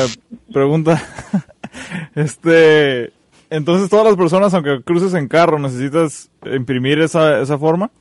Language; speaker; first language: Spanish; native; Spanish